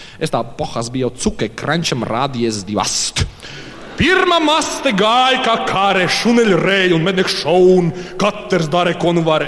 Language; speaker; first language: Latvian; native; Latvian